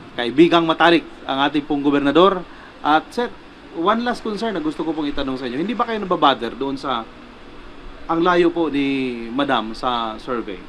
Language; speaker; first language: Filipino; non-native, local second language; Bikol